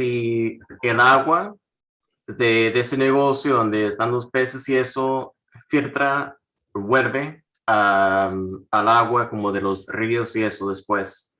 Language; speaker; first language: Spanish; non-native, fluent; English